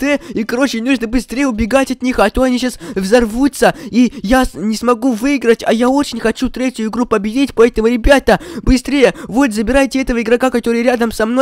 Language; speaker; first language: Russian; native; Russian